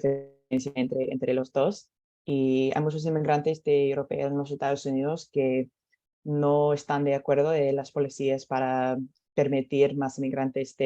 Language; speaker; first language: Spanish; non-native, learner; English